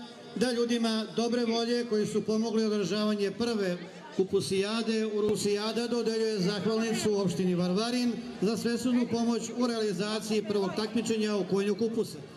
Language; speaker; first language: Bosnian; native; Bosnian